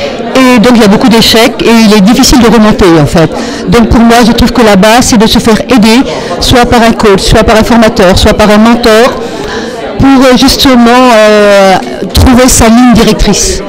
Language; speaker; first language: French; native; French